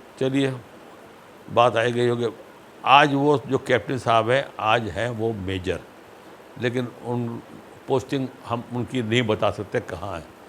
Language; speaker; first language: Urdu; native; Urdu